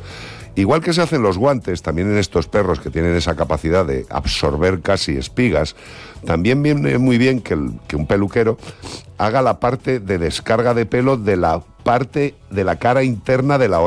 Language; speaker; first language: Spanish; native; Spanish